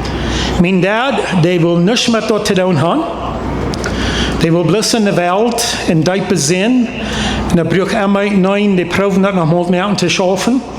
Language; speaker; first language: German; non-native, learner; Plautdietsch